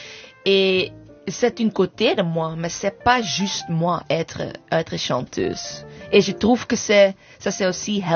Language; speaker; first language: French; non-native, learner; English